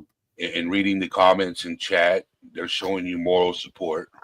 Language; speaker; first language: English; native; English